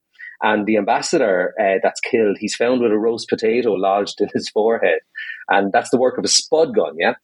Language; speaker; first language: English; native; English